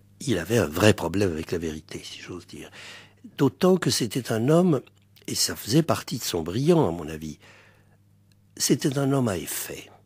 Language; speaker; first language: French; native; French